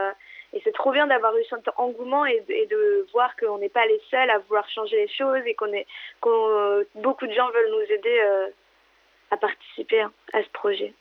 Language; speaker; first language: French; native; French